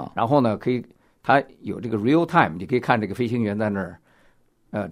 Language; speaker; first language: Chinese; native; Chinese